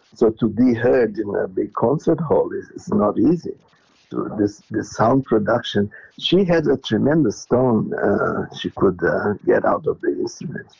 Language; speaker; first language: English; non-native, fluent; Portuguese